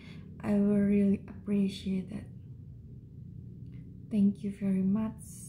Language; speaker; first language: English; non-native, learner; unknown